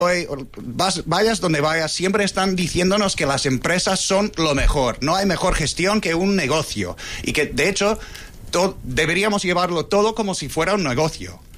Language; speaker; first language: Spanish; non-native, fluent; English